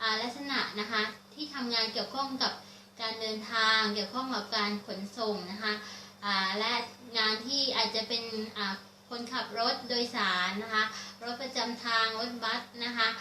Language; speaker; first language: Thai; native; Thai